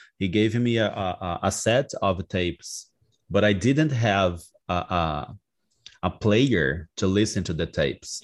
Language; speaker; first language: English; non-native, fluent; Portuguese